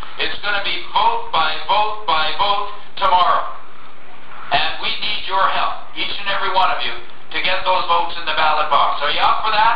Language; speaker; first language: English; native; English